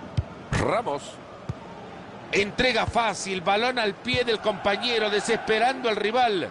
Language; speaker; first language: Spanish; native; Spanish